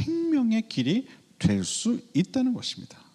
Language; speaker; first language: Korean; native; Korean